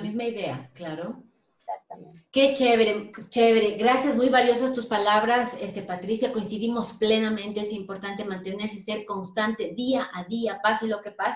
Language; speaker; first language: Spanish; native; Spanish